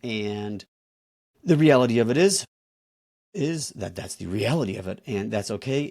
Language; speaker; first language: English; native; English